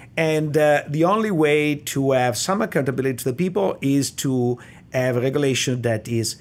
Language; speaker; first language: English; non-native, fluent; Italian